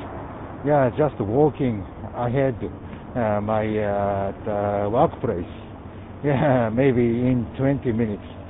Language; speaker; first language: English; non-native, learner; Japanese